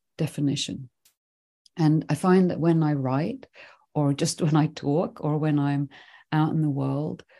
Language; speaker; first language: English; early bilingual, other home language; Swedish